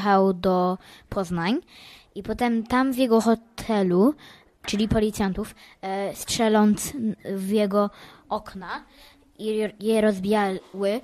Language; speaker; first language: Polish; early bilingual, heritage; English